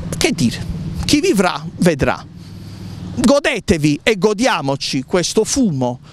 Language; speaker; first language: Italian; native; Italian